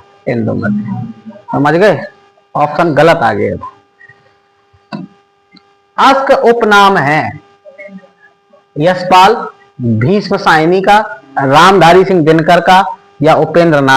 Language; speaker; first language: Hindi; native; Hindi